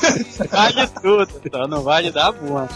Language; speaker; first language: Portuguese; native; Portuguese